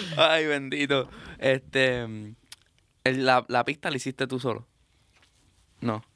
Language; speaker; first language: Spanish; native; Spanish